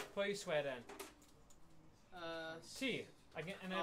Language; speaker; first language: Welsh; native; Welsh